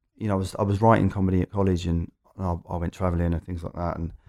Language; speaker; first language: English; native; English